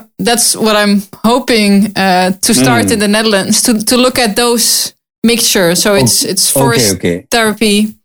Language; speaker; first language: English; non-native, learner; Dutch